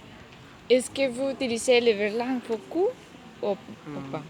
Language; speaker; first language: French; non-native, learner; Spanish